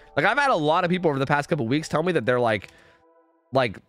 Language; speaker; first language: English; native; English